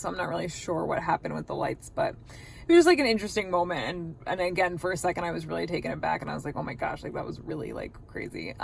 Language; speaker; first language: English; native; English